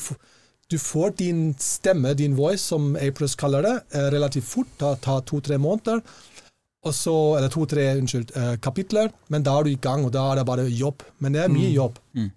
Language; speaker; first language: Norwegian; non-native, fluent; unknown